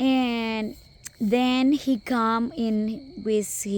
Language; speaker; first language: English; non-native, local second language; Spanish